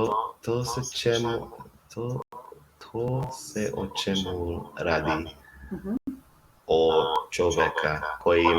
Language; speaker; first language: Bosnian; non-native, learner; English